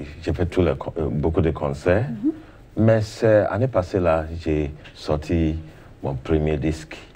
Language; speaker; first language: French; non-native, learner; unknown